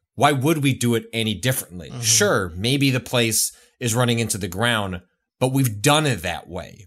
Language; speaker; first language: English; native; English